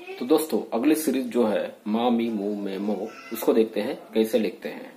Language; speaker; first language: Hindi; non-native, local second language; Marathi